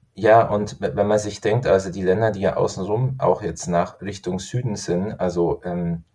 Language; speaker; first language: German; native; German